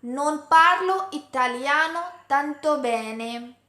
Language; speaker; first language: Italian; non-native, learner; Hindi